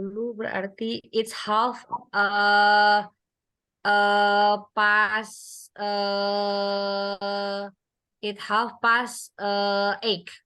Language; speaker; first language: English; non-native, learner; Indonesian